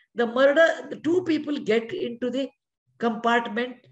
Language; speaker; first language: English; non-native, local second language; Kannada